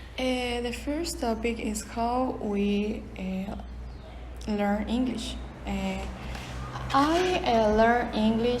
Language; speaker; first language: English; non-native, learner; Spanish